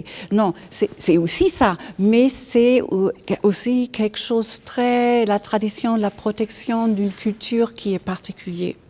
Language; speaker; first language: French; non-native, fluent; German